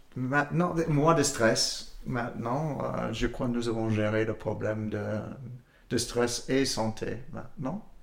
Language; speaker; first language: French; non-native, learner; English